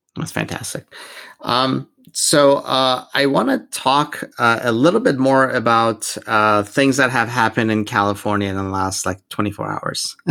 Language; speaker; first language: English; non-native, fluent; Persian